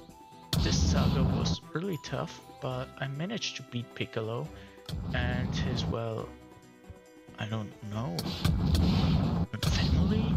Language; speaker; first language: English; non-native, fluent; German